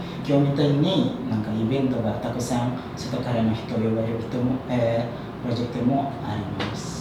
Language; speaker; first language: Japanese; non-native, fluent; Indonesian